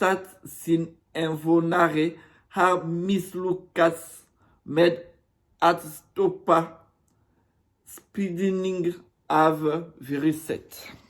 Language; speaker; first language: Swedish; non-native, learner; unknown